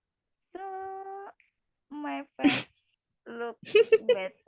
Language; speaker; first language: English; non-native, learner; Indonesian